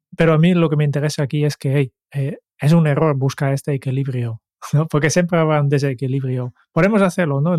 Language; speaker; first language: Spanish; non-native, fluent; Dutch